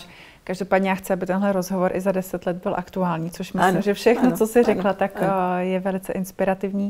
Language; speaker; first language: Czech; native; Czech